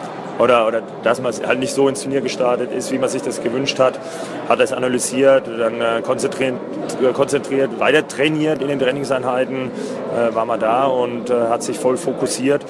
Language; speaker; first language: German; native; German